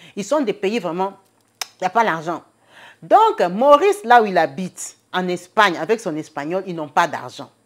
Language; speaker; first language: French; non-native, local second language; Lingala